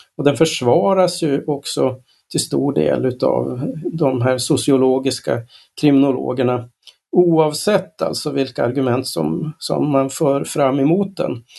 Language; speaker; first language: Swedish; native; Swedish